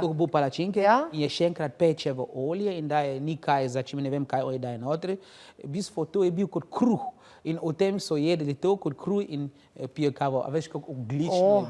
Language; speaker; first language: Slovenian; non-native, learner; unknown